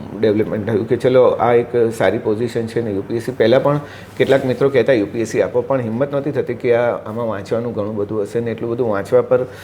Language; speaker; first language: Gujarati; native; Gujarati